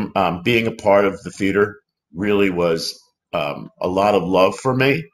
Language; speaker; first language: English; native; English